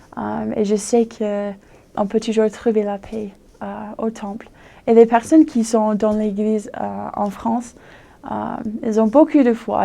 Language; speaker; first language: French; non-native, fluent; English